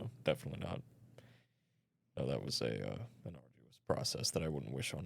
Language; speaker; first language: English; native; English